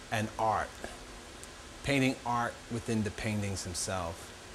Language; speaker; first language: English; native; English